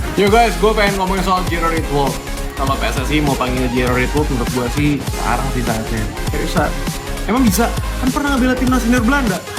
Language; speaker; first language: Indonesian; native; Indonesian